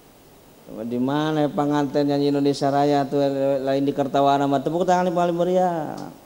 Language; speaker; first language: Indonesian; non-native, local second language; Sundanese